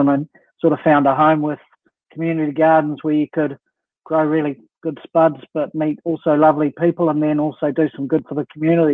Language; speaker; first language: English; native; English